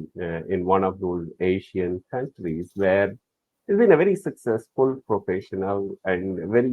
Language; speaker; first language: English; non-native, local second language; Tamil